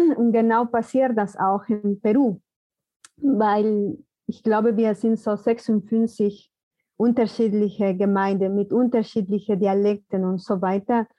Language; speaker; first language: German; non-native, fluent; Spanish